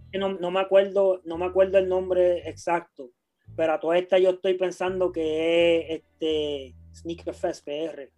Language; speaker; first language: Spanish; native; Spanish